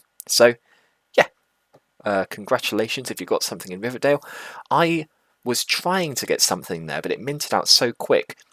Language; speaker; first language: English; native; English